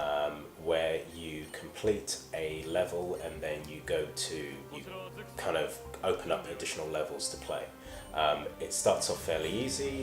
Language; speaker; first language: English; native; English